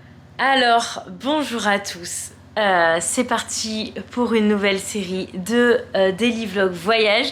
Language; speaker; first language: French; native; French